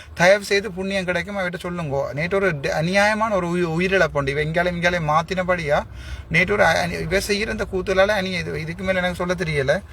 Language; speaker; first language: Tamil; native; Tamil